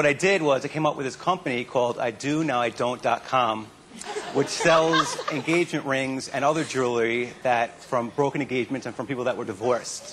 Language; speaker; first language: English; native; English